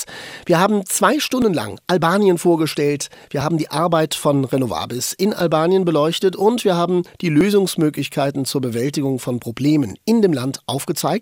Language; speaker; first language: German; native; German